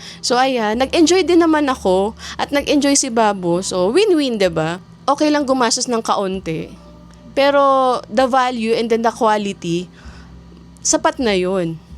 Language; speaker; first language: Filipino; native; Filipino